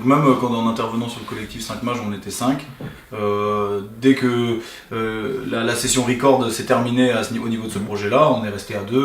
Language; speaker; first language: French; native; French